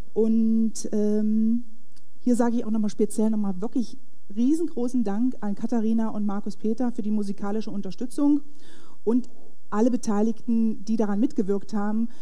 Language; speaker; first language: German; native; German